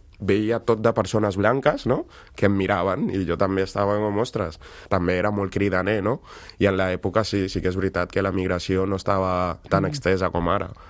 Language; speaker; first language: Catalan; early bilingual, other home language; Wolof